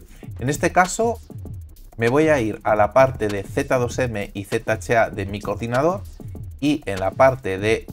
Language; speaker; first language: Spanish; native; Spanish